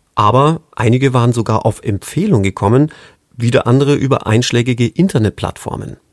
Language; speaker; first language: German; non-native, fluent; English